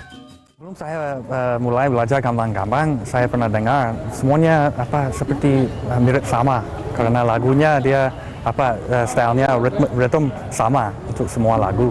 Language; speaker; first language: Indonesian; non-native, learner; English